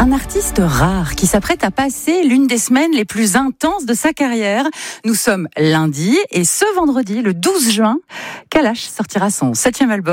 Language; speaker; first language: French; native; French